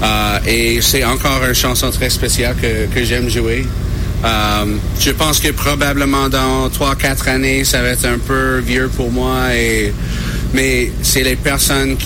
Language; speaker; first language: French; non-native, learner; English